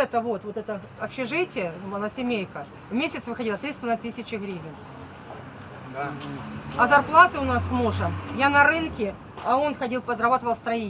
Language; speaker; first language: Russian; native; Russian